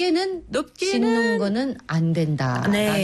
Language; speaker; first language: Korean; native; Korean